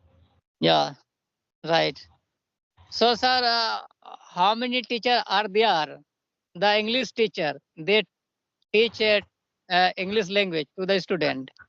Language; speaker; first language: English; non-native, learner; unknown